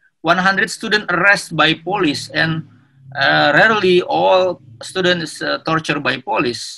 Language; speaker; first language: English; non-native, learner; Indonesian